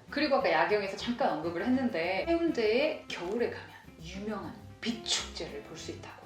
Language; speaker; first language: Korean; native; Korean